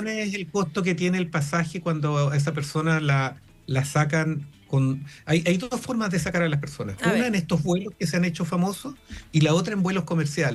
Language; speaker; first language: Spanish; native; Spanish